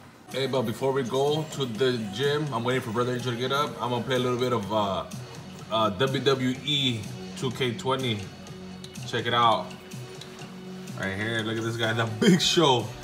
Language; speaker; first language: English; early bilingual, other home language; Spanish